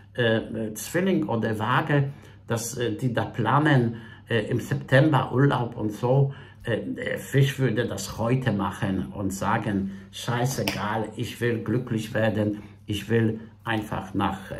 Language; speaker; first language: German; non-native, fluent; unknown